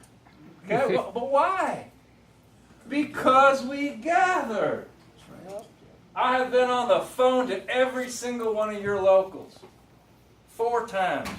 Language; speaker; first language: English; native; English